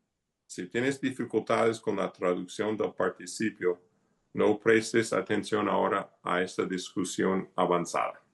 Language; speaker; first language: Spanish; non-native, fluent; English